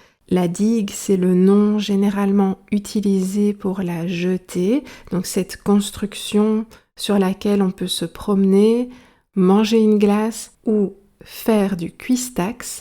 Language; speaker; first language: French; native; French